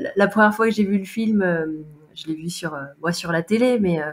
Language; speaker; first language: French; native; French